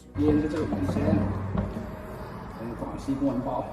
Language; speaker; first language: Chinese; native; Chinese